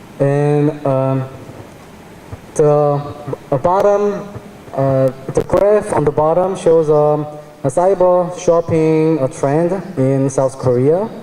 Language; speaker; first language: English; non-native, fluent; Korean